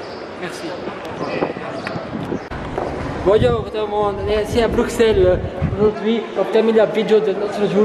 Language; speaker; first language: French; non-native, local second language; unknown